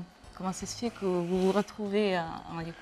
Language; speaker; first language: French; non-native, fluent; Russian